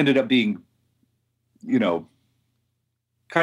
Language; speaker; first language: English; native; English